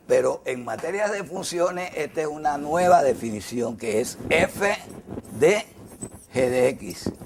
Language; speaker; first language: Spanish; native; Spanish